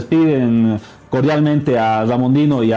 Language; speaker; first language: Spanish; native; Spanish